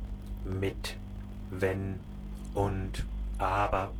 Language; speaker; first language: German; native; German